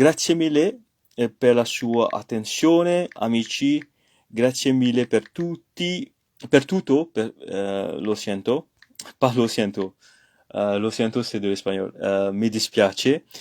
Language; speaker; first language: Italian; non-native, fluent; French